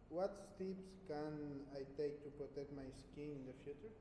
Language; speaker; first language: English; non-native, fluent; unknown